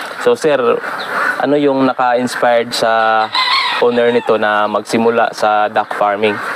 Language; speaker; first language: Filipino; non-native, local second language; Cebuano